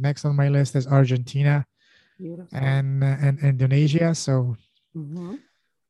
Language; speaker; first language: English; non-native, fluent; French